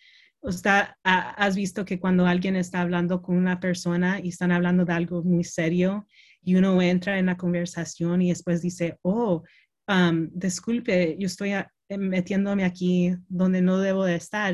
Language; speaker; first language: Spanish; early bilingual, heritage; Spanish